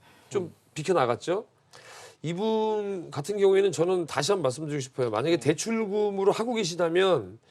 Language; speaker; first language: Korean; native; Korean